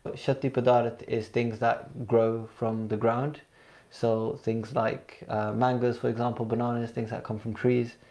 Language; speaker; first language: English; early bilingual, other home language; Punjabi